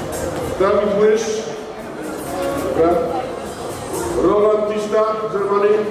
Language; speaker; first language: English; non-native, fluent; Polish